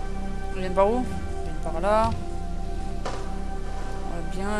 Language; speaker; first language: French; native; French